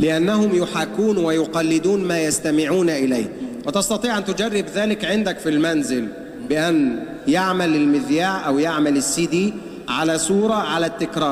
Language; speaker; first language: Arabic; native; Arabic